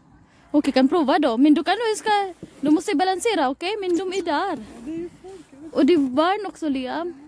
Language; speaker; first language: Swedish; non-native, learner; Cebuano